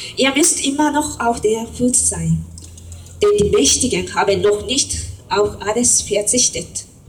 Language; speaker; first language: German; non-native, fluent; Japanese